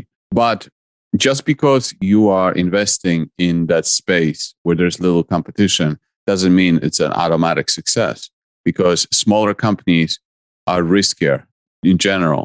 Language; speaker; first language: English; non-native, fluent; Polish